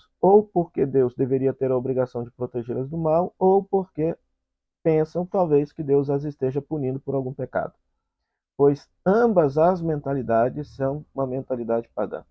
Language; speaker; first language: Portuguese; native; Portuguese